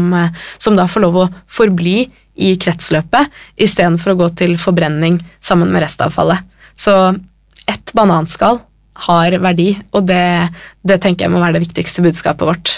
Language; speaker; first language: Norwegian; native; Norwegian